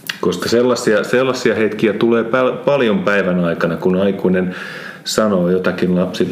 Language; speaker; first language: Finnish; non-native, fluent; Spanish